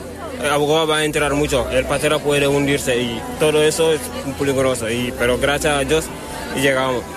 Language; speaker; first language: Spanish; non-native, learner; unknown